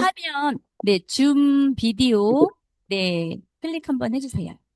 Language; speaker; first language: Korean; native; Korean